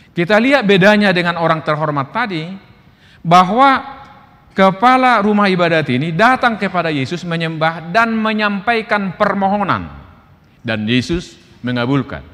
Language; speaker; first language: Indonesian; non-native, local second language; Batak Toba